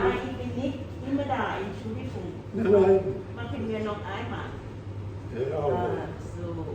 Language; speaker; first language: German; non-native, learner; Thai